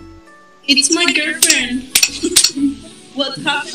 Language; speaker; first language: English; non-native, learner; Spanish